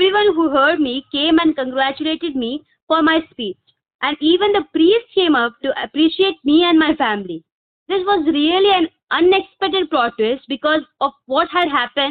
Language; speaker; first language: English; non-native, local second language; Malayalam